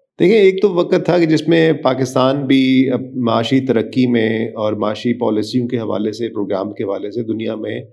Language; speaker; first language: Urdu; native; Urdu